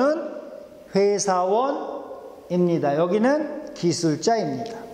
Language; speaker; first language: Korean; non-native, fluent; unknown